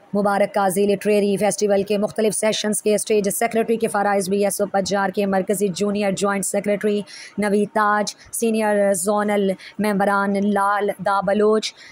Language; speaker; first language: Urdu; non-native, local second language; Baluchi